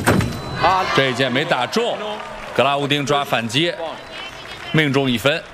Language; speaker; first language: Chinese; native; Chinese